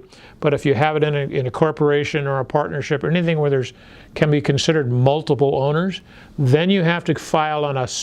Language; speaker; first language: English; native; English